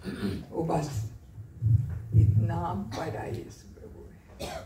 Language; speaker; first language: Hindi; non-native, local second language; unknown